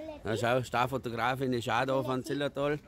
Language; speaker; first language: German; native; German